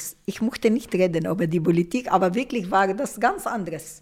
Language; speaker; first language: German; non-native, local second language; Arabic